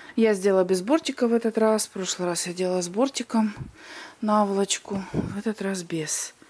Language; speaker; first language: Ukrainian; non-native, local second language; Russian